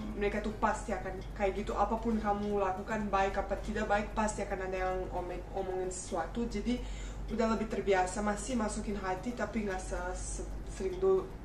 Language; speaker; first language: Indonesian; non-native, fluent; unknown